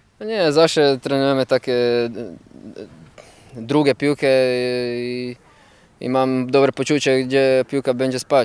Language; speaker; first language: Polish; non-native, learner; Croatian